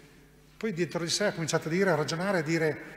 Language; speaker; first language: Italian; native; Italian